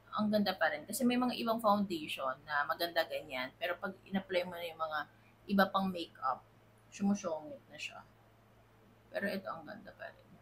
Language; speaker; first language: Filipino; native; Filipino